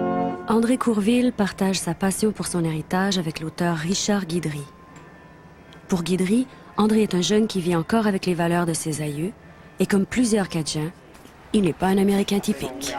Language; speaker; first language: French; native; French